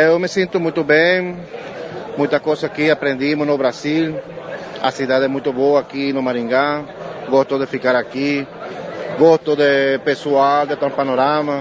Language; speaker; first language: Portuguese; non-native, learner; Spanish